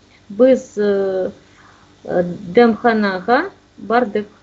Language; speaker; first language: Kazakh; non-native, learner; Russian